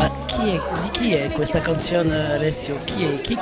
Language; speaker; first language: Italian; non-native, learner; French